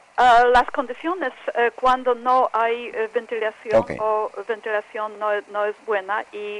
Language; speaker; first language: Spanish; non-native, fluent; Polish